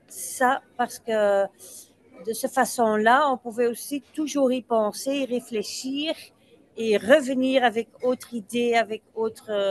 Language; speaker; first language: French; non-native, local second language; Dutch